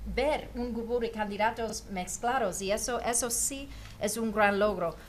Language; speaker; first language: Spanish; non-native, fluent; English